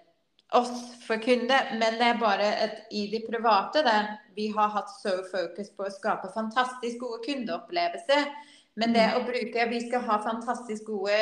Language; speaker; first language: Norwegian; non-native, fluent; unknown